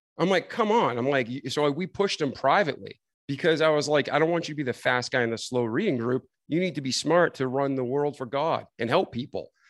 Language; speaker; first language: English; native; English